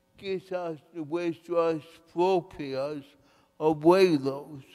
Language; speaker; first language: Spanish; non-native, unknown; English